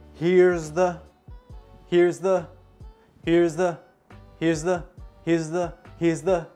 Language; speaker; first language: English; native; English